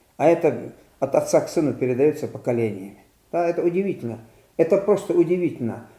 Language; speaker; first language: Russian; non-native, local second language; Ingush